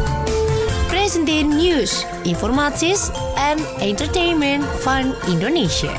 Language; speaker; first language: Dutch; non-native, learner; Indonesian